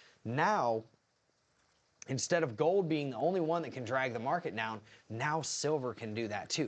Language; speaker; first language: English; native; English